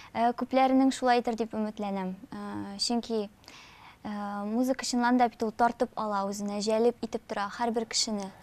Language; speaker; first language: Tatar; native; Tatar